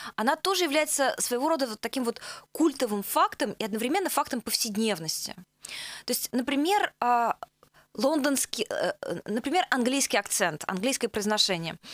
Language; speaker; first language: Russian; native; Russian